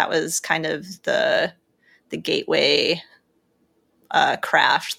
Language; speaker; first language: English; native; English